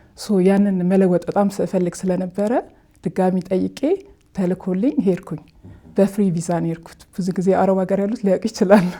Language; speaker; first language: Amharic; native; Amharic